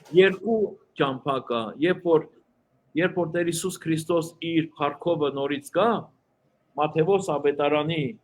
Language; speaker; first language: Armenian; early bilingual, heritage; Armenian